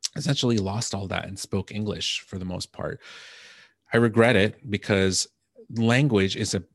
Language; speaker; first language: English; native; English